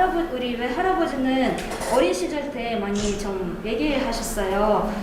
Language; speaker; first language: Korean; non-native, fluent; Russian